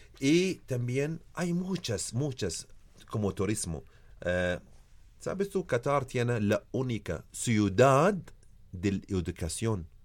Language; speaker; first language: Spanish; non-native, learner; Arabic